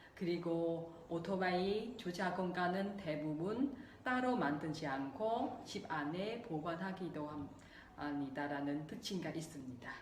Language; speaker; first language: Korean; non-native, local second language; Vietnamese